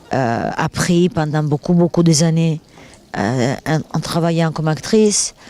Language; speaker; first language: French; non-native, fluent; Italian